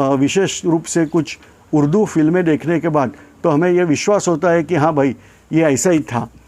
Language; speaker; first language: Hindi; non-native, local second language; Marathi